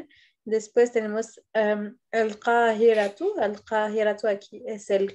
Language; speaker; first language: Spanish; non-native, fluent; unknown